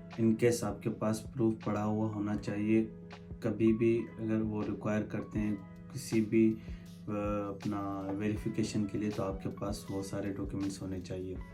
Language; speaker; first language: Urdu; non-native, local second language; Sindhi